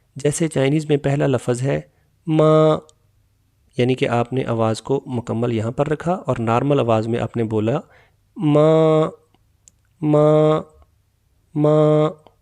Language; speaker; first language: Urdu; native; Urdu